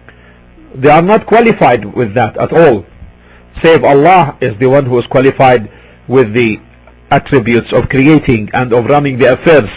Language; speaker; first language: English; non-native, fluent; Arabic